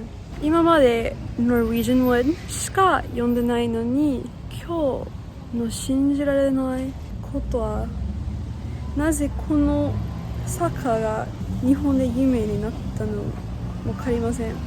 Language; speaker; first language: Japanese; non-native, learner; English